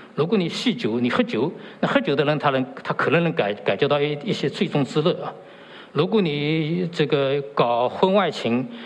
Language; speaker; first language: Chinese; native; Chinese